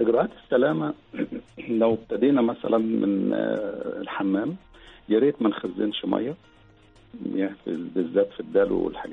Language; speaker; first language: Arabic; native; Arabic